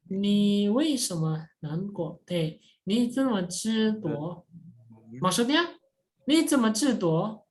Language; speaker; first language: Chinese; non-native, fluent; Indonesian